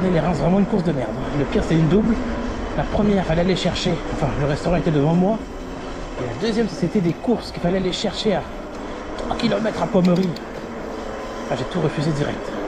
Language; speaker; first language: French; native; French